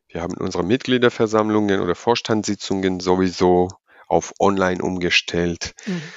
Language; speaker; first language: German; non-native, fluent; Georgian